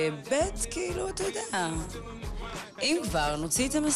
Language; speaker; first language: Hebrew; native; Hebrew